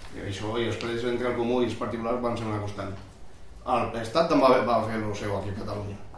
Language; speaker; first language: Catalan; non-native, local second language; Spanish